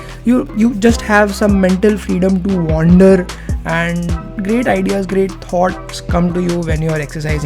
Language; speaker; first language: English; non-native, local second language; Hindi